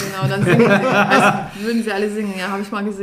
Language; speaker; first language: German; early bilingual, other home language; Russian